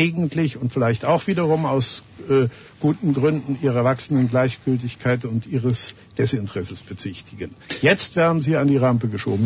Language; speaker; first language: German; native; German